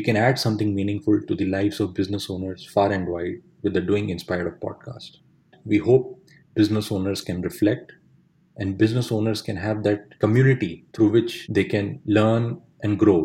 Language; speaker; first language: English; non-native, local second language; Hindi